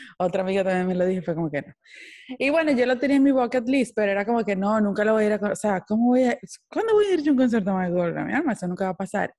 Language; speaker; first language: Spanish; native; Spanish